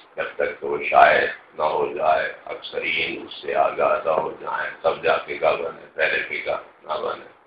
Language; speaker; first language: Urdu; non-native, local second language; Punjabi